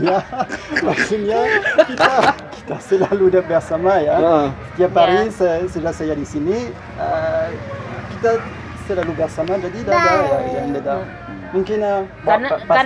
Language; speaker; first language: Indonesian; non-native, learner; French